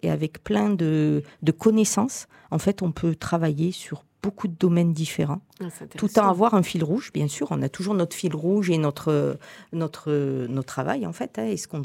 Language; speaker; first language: French; native; French